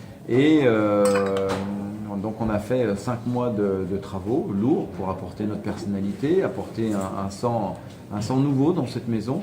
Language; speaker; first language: French; native; French